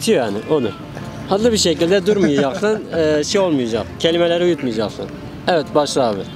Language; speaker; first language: Turkish; native; Turkish